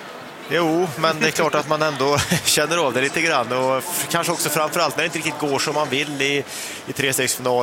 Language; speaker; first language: Swedish; native; Swedish